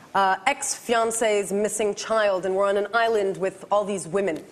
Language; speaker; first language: English; native; English